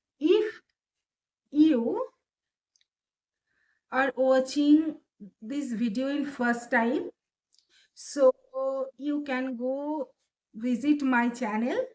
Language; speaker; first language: English; non-native, learner; Bangla